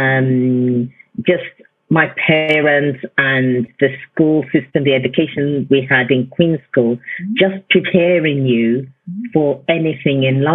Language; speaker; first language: English; non-native, local second language; Yoruba